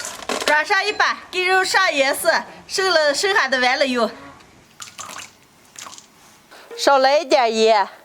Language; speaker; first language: Chinese; native; Chinese